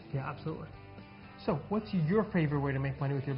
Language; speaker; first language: English; native; English